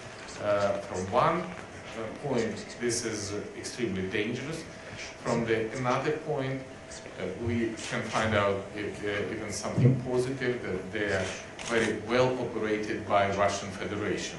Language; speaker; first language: English; non-native, fluent; Ukrainian